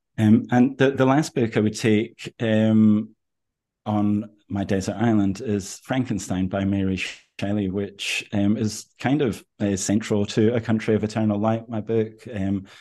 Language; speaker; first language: English; native; English